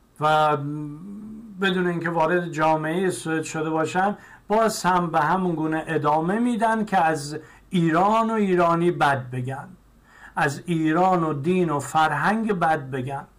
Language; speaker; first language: Persian; native; Persian